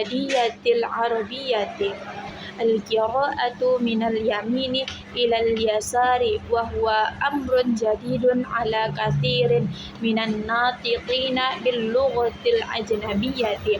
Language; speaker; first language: Arabic; non-native, learner; Indonesian